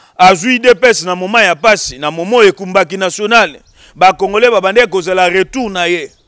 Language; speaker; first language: Lingala; native; Lingala